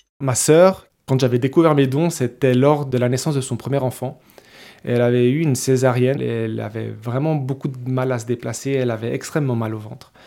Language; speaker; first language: French; early bilingual, other home language; Spanish